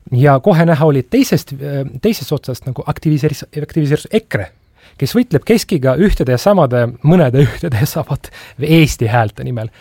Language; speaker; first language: Estonian; non-native, local second language; Russian